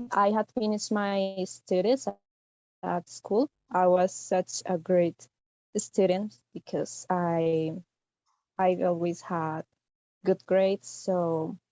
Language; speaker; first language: English; non-native, fluent; Spanish